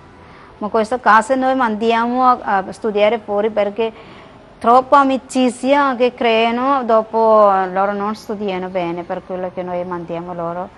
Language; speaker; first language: Italian; non-native, learner; Malayalam